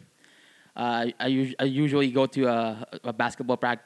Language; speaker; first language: English; non-native, local second language; Filipino